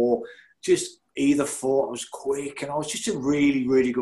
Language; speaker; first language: English; native; English